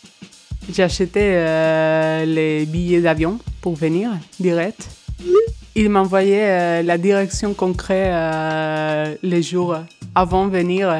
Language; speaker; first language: French; non-native, fluent; Spanish